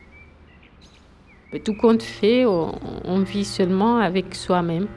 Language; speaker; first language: French; non-native, local second language; Kinyarwanda